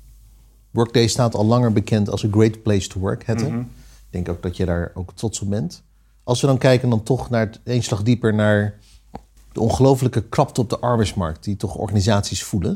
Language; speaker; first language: Dutch; native; Dutch